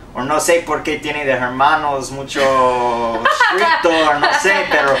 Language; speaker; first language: Spanish; non-native, learner; English